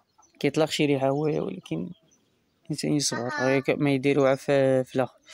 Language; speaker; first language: Arabic; native; Arabic